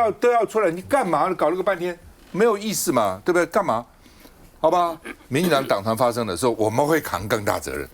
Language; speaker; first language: Chinese; native; Chinese